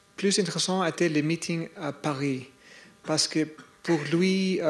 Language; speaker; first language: French; non-native, fluent; English